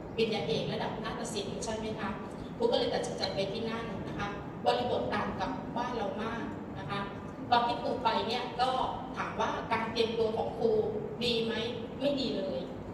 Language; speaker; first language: Thai; non-native, local second language; Northeastern Thai